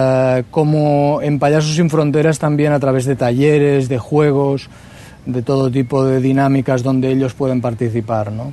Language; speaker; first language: Spanish; native; Spanish